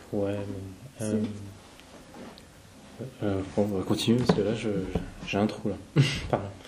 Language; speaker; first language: French; non-native, fluent; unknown